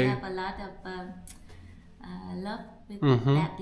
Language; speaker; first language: English; non-native, learner; Vietnamese